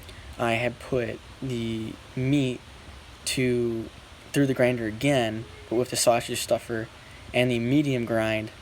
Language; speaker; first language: English; native; English